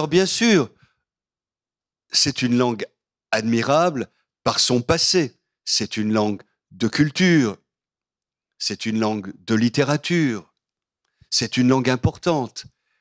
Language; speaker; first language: French; native; French